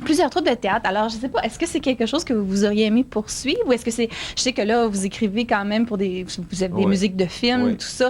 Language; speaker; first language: French; native; French